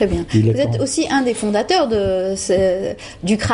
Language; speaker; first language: French; native; French